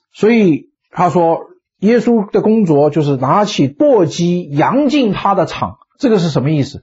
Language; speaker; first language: Chinese; native; Chinese